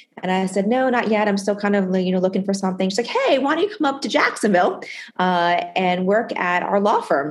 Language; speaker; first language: English; native; English